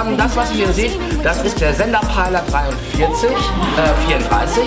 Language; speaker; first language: German; native; German